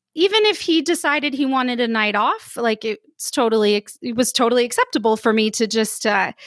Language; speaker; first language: English; native; English